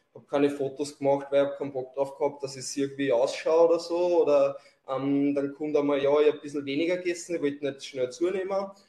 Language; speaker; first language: German; native; German